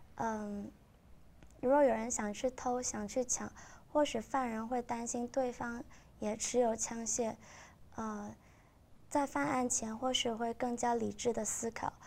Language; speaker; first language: Chinese; non-native, local second language; Cantonese